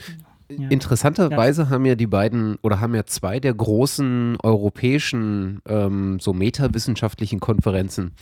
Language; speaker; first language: German; native; German